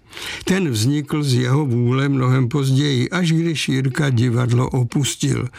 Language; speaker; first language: Czech; native; Czech